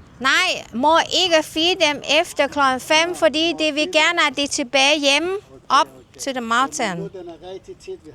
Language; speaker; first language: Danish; non-native, learner; Thai